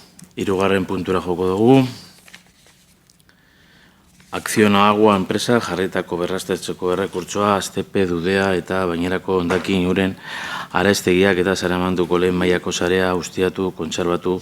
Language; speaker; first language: Basque; native; Basque